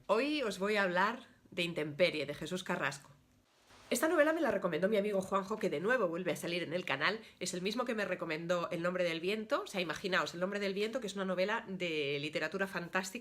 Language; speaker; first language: Spanish; native; Spanish